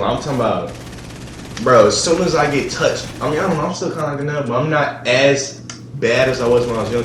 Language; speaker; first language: English; native; English